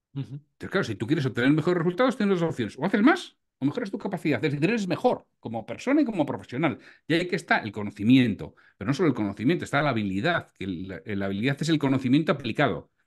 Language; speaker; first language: Spanish; native; Spanish